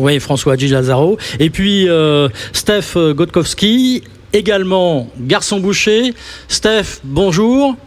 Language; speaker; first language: French; native; French